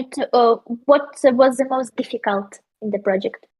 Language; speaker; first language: English; non-native, learner; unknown